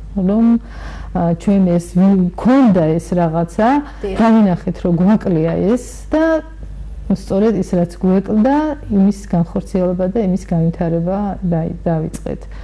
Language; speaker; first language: Georgian; non-native, local second language; Chechen